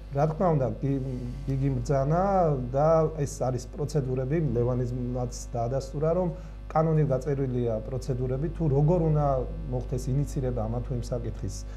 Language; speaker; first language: Georgian; native; Georgian